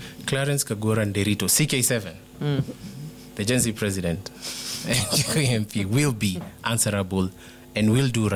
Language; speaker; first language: English; non-native, local second language; Kikuyu